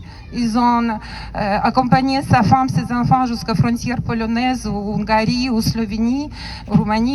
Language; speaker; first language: French; non-native, learner; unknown